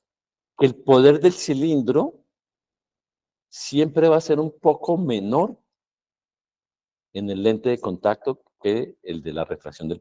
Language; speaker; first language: Spanish; native; Spanish